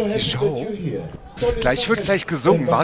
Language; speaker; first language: German; native; German